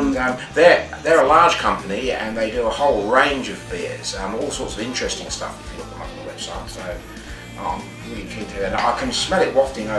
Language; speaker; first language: English; native; English